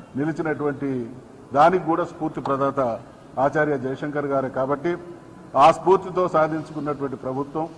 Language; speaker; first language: Telugu; native; Telugu